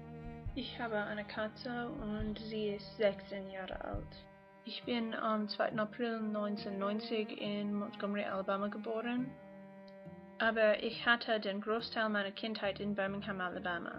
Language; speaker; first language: German; non-native, learner; English